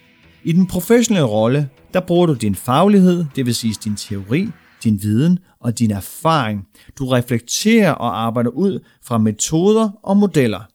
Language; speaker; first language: Danish; native; Danish